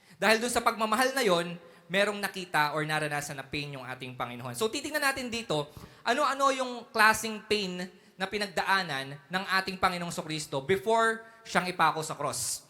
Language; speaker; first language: Filipino; native; Filipino